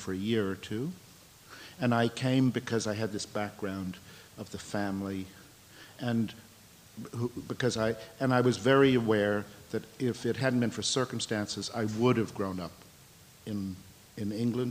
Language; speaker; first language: English; native; English